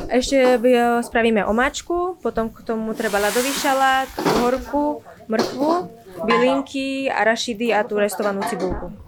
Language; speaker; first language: Slovak; early bilingual, other home language; Vietnamese